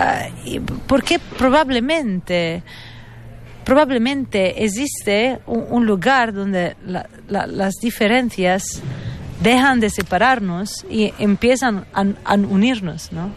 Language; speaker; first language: Spanish; non-native, fluent; Italian